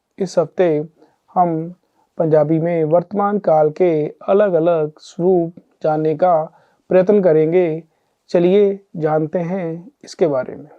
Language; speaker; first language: Hindi; non-native, local second language; Punjabi